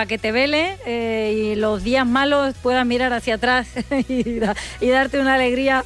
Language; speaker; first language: Spanish; native; Spanish